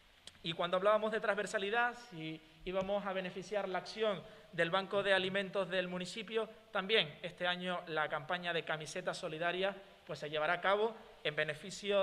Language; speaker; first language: Spanish; native; Spanish